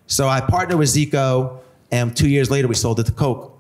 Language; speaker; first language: English; native; English